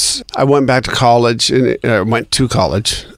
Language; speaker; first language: English; native; English